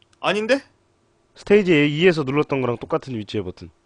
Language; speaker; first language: Korean; native; Korean